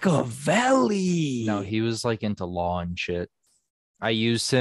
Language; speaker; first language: English; native; English